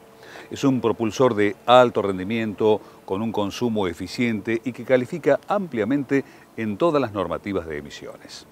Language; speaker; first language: Spanish; native; Spanish